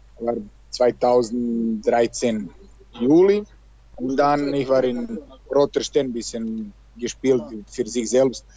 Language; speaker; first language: German; non-native, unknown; Serbian